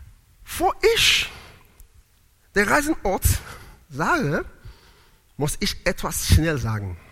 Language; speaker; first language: German; non-native, learner; Italian